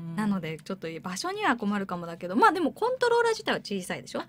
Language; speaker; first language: Japanese; native; Japanese